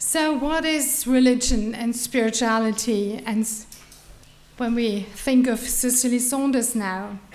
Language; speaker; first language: English; non-native, fluent; German